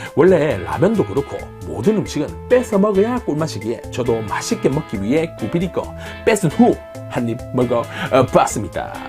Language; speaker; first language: Korean; native; Korean